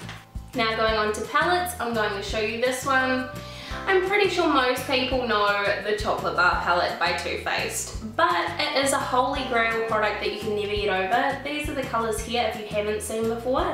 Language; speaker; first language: English; native; English